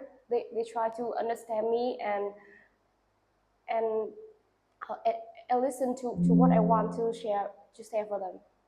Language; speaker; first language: English; non-native, learner; Vietnamese